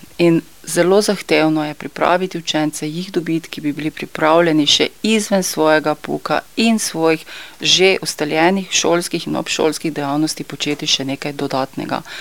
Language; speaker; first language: Slovenian; native; Slovenian